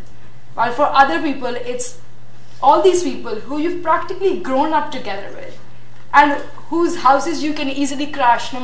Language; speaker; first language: English; non-native, local second language; Urdu